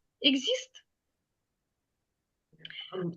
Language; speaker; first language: French; non-native, fluent; Ukrainian